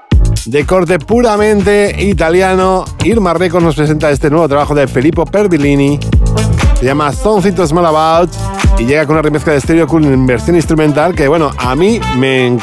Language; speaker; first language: Spanish; native; Spanish